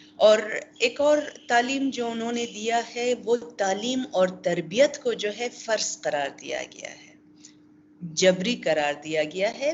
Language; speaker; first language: Urdu; non-native, local second language; Pashto